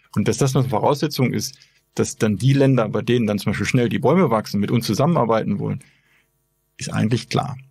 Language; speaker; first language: German; native; German